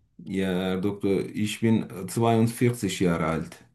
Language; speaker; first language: German; non-native, fluent; Turkish